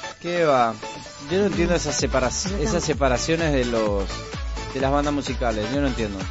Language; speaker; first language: Spanish; native; Spanish